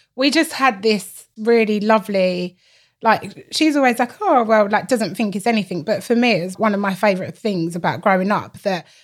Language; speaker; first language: English; native; English